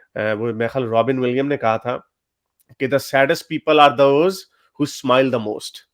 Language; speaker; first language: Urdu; native; Urdu